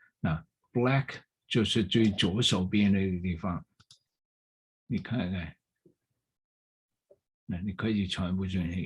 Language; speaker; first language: Chinese; non-native, fluent; English